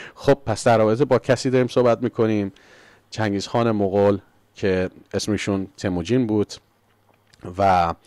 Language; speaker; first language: Persian; early bilingual, heritage; Persian